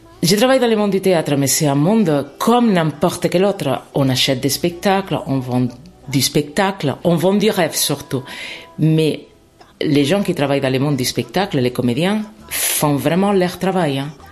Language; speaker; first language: French; non-native, fluent; Spanish